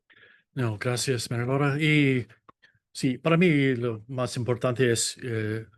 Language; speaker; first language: Spanish; non-native, fluent; English